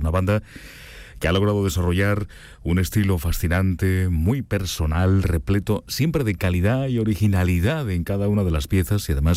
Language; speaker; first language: Spanish; native; Spanish